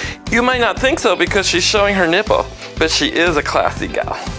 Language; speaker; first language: English; non-native, local second language; Spanish